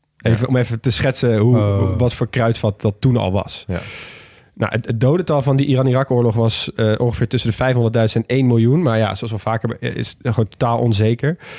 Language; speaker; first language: Dutch; native; Dutch